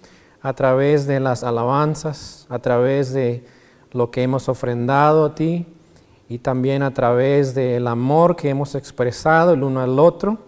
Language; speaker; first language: Spanish; native; Spanish